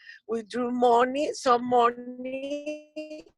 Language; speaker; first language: English; non-native, learner; Spanish